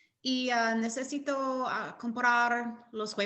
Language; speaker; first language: Spanish; non-native, learner; English